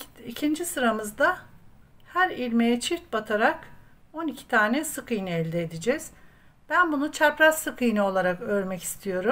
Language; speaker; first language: Turkish; native; Turkish